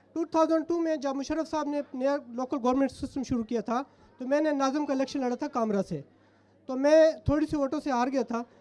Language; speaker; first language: Urdu; non-native, local second language; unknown